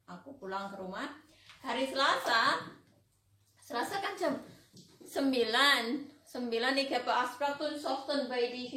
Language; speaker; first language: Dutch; non-native, learner; Indonesian